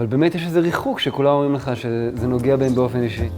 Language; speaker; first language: Hebrew; native; Hebrew